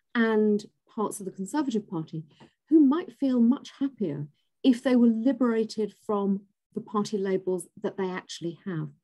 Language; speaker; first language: English; native; English